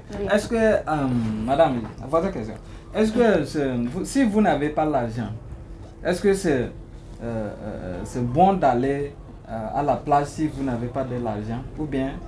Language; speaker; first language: French; non-native, learner; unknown